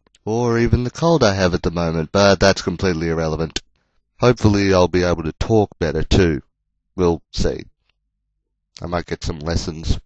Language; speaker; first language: English; native; English